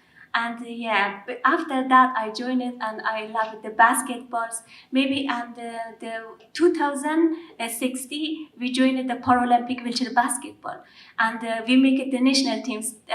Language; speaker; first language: English; non-native, learner; Persian